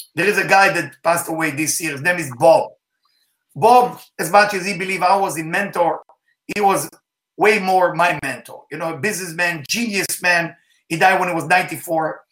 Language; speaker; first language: English; non-native, fluent; Hebrew